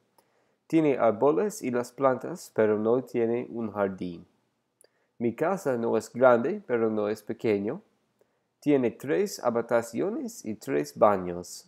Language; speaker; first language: Spanish; non-native, learner; English